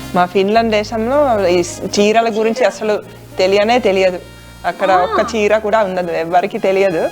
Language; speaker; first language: Telugu; non-native, fluent; Finnish